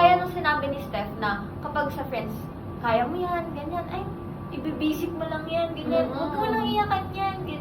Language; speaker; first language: Filipino; native; Filipino